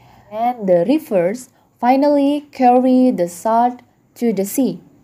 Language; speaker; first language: English; non-native, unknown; Indonesian